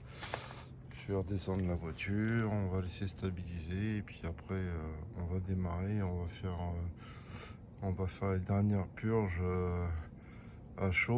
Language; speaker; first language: French; native; French